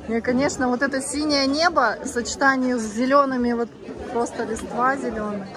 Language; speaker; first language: Russian; native; Russian